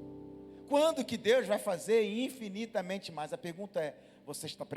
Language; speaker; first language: Portuguese; native; Portuguese